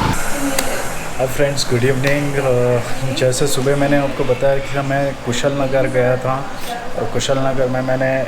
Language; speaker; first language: Hindi; native; Hindi